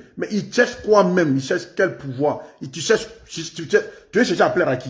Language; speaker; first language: French; native; French